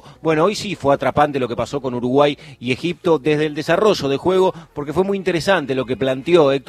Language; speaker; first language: Spanish; native; Spanish